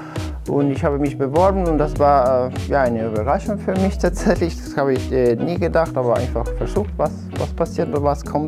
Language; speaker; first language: German; non-native, fluent; Spanish